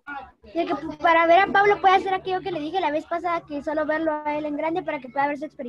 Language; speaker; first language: Spanish; native; Spanish